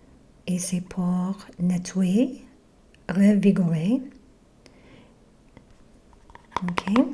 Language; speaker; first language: French; non-native, fluent; English